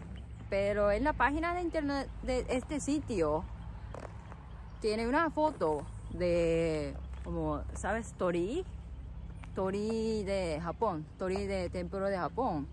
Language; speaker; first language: Spanish; non-native, learner; Japanese